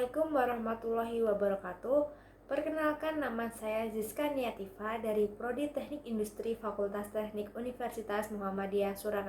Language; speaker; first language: Indonesian; native; Indonesian